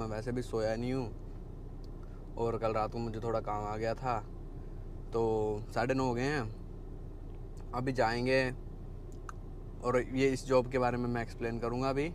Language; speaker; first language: Hindi; native; Hindi